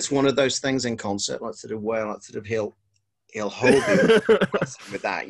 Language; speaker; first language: English; non-native, local second language; Welsh